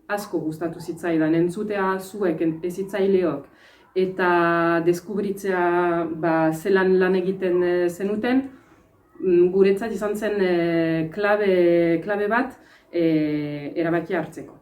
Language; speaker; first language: Basque; non-native, fluent; French